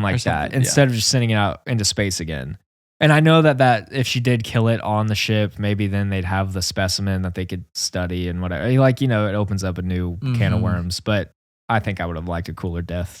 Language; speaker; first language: English; native; English